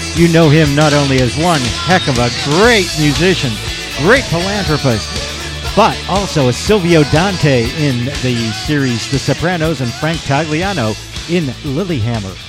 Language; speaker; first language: English; native; English